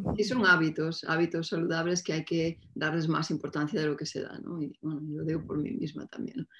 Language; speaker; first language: Spanish; native; Spanish